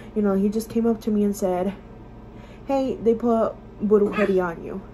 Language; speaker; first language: English; early bilingual, other home language; Spanish